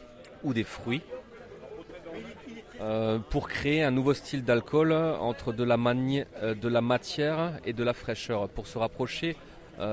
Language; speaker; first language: French; native; French